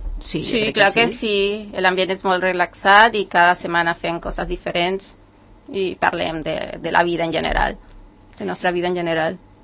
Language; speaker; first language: Catalan; non-native, learner; Spanish